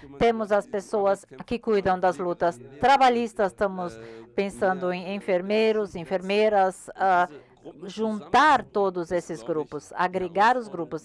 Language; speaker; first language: Portuguese; non-native, learner; German